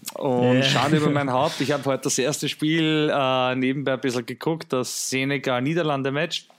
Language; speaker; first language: German; native; German